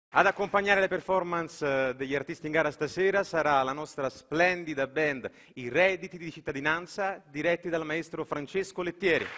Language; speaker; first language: Italian; native; Italian